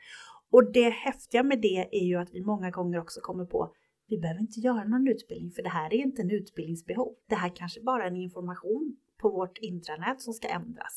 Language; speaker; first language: Swedish; native; Swedish